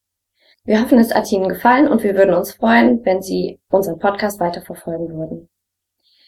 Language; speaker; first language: German; native; German